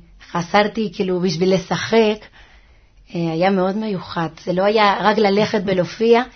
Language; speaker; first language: Hebrew; non-native, fluent; Spanish